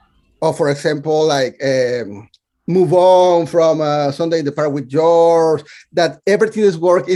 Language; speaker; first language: English; non-native, fluent; Spanish